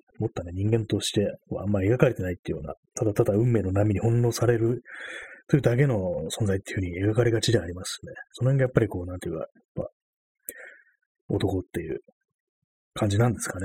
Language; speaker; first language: Japanese; native; Japanese